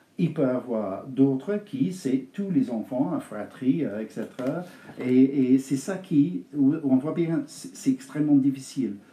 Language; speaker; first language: French; non-native, fluent; English